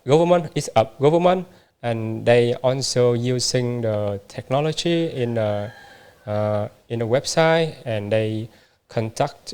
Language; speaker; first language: English; non-native, learner; Vietnamese